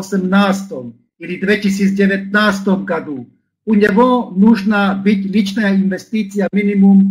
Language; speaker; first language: Polish; non-native, learner; Slovak